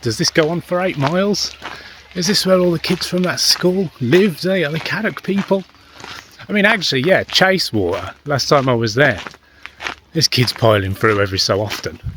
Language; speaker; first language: English; native; English